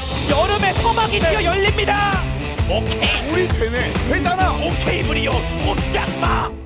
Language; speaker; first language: Korean; native; Korean